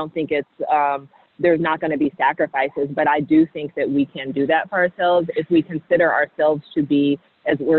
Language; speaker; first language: English; native; English